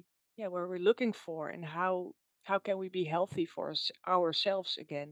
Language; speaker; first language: English; non-native, fluent; Dutch